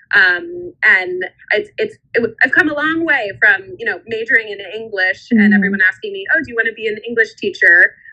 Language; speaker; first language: English; native; English